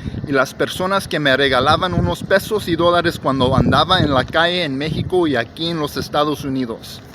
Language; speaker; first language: Spanish; early bilingual, heritage; English